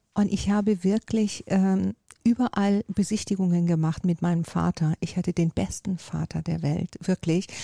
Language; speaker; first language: German; non-native, fluent; Persian